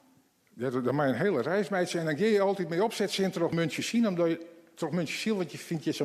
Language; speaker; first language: Dutch; non-native, local second language; Western Frisian